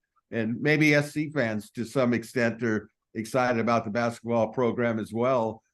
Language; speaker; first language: English; native; English